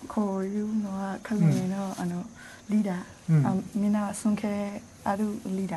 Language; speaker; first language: Japanese; non-native, learner; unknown